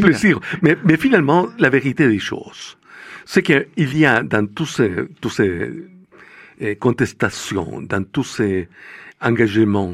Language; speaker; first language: French; non-native, fluent; Spanish